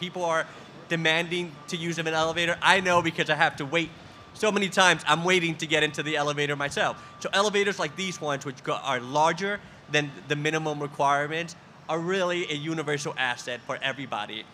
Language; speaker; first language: English; early bilingual, other home language; Spanish